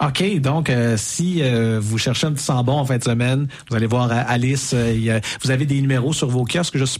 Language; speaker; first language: French; native; French